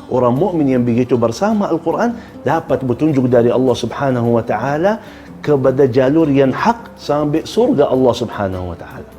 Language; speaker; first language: Indonesian; non-native, fluent; Arabic